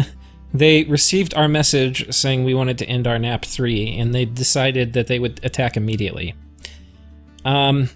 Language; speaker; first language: English; native; English